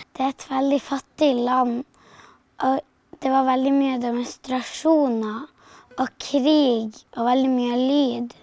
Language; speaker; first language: Norwegian; early bilingual, other home language; Arabic